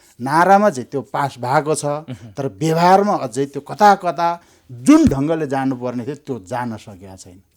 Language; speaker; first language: Nepali; non-native, local second language; Eastern Tamang